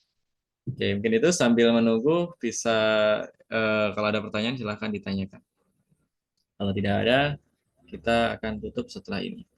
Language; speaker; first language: Indonesian; native; Indonesian